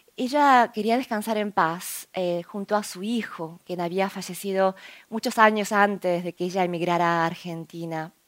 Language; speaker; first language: Spanish; early bilingual, other home language; Korean